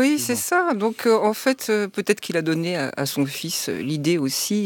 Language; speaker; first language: French; native; French